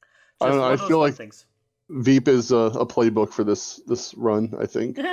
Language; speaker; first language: English; native; English